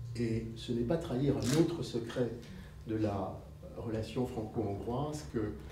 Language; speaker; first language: French; native; French